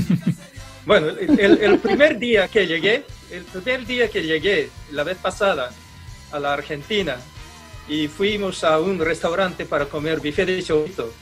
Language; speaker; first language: Spanish; non-native, fluent; Japanese